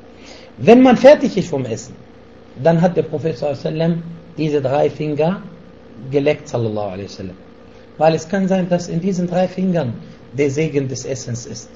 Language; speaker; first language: German; non-native, fluent; Arabic